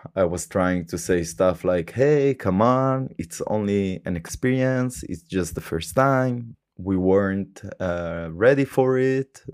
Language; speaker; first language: English; non-native, fluent; Hebrew